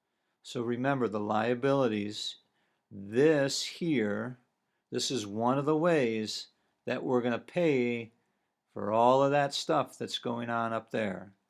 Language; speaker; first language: English; native; English